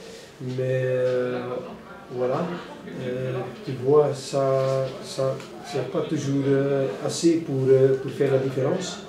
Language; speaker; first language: French; non-native, local second language; Dutch